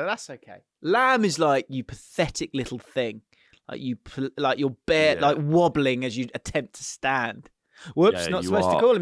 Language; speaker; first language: English; native; English